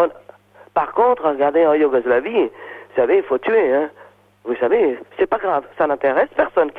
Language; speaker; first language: French; non-native, fluent; Portuguese